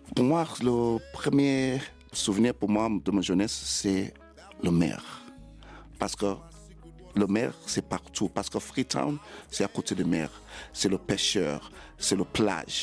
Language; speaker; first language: French; non-native, fluent; Krio